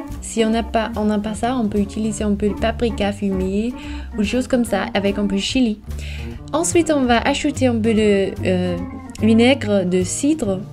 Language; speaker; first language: French; non-native, fluent; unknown